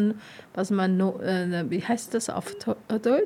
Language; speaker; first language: German; non-native, learner; Vietnamese